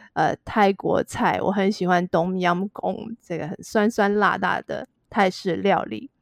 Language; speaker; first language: Chinese; native; Chinese